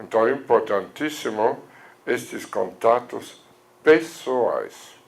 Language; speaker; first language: Portuguese; non-native, fluent; German